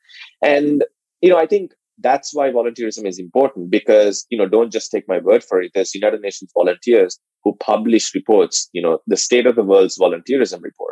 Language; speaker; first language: English; non-native, local second language; Sinhala